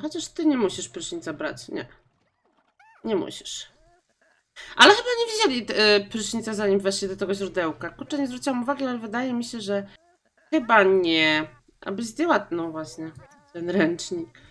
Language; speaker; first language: Polish; native; Polish